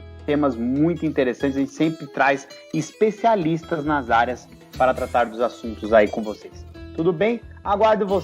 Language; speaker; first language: Portuguese; native; Portuguese